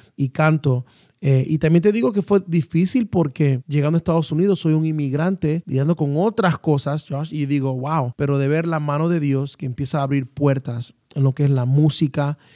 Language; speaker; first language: Spanish; native; Spanish